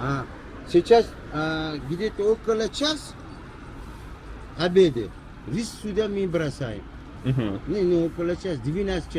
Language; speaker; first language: Russian; non-native, learner; Uzbek